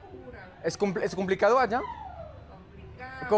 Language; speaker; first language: Spanish; non-native, learner; French